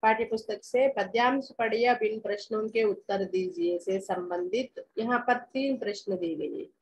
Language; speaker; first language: Hindi; non-native, local second language; Telugu